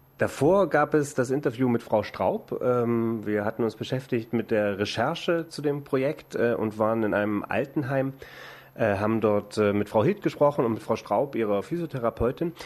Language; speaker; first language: German; native; German